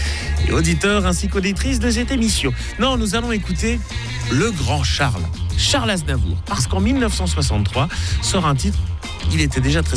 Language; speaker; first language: French; native; French